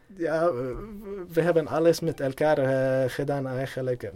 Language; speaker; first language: Dutch; non-native, learner; Arabic